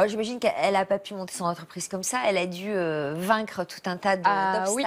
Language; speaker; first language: French; native; French